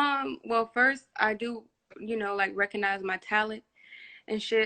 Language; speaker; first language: English; native; English